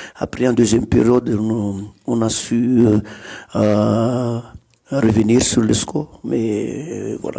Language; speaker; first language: French; non-native, local second language; Malagasy